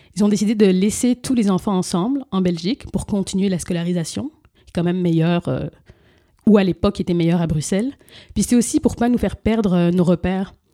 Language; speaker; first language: French; early bilingual, other home language; Lingala